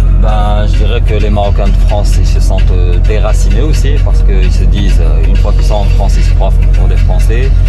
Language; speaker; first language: French; non-native, local second language; Arabic